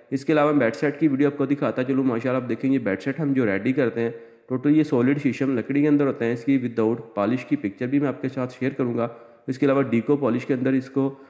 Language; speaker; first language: Urdu; non-native, local second language; Punjabi